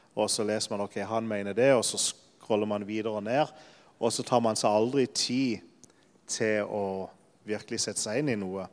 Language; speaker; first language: Norwegian; native; Norwegian